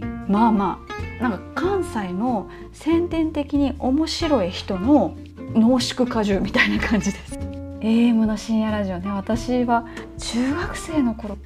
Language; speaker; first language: Japanese; native; Japanese